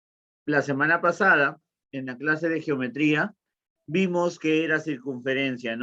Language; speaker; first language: Spanish; native; Spanish